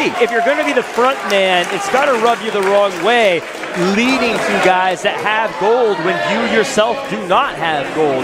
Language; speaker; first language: English; native; English